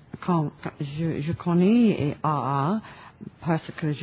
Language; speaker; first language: French; non-native, learner; English